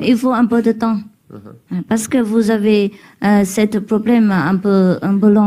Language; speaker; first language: French; non-native, learner; Chinese